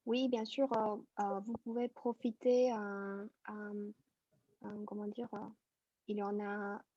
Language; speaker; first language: French; non-native, fluent; Chinese